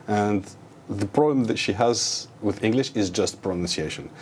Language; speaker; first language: English; non-native, fluent; Arabic